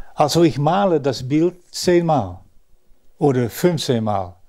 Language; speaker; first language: German; early bilingual, other home language; Dutch